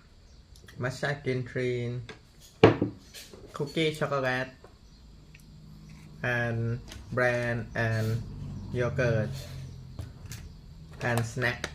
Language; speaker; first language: English; non-native, learner; Thai